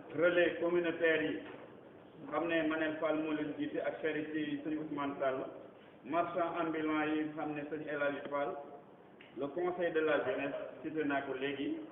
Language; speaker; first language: Wolof; native; Wolof